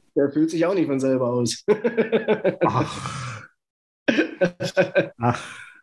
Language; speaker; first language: German; native; German